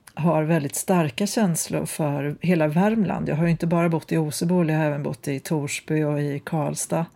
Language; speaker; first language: Swedish; native; Swedish